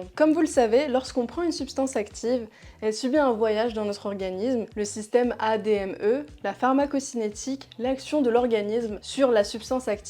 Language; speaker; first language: French; native; French